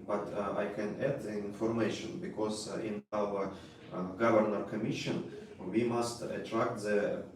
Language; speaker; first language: English; non-native, learner; Russian